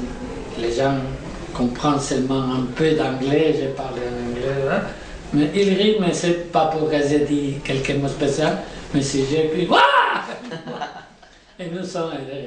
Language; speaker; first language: French; non-native, learner; Spanish